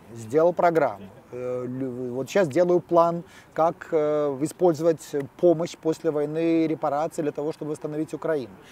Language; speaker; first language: Russian; native; Russian